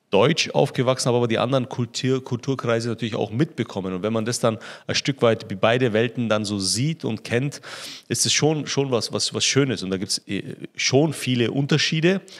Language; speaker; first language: German; native; German